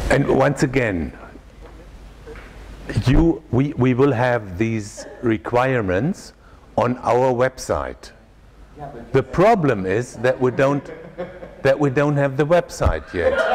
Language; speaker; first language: English; non-native, fluent; German